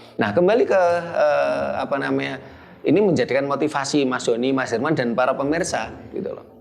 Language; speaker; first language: Indonesian; native; Indonesian